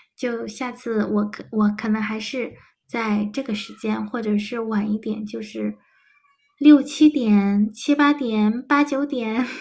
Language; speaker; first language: Chinese; native; Chinese